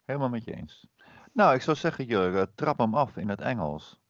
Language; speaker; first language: Dutch; native; Dutch